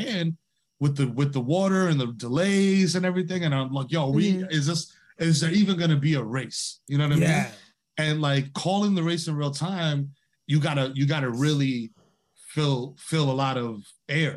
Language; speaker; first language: English; native; English